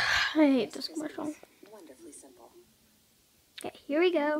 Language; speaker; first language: English; native; English